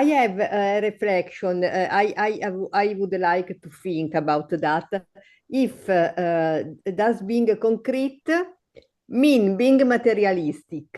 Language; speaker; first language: English; non-native, learner; Italian